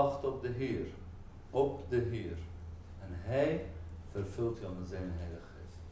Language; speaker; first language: Dutch; non-native, fluent; Arabic